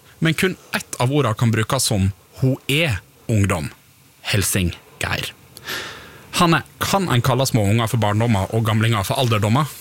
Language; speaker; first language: Norwegian; native; Norwegian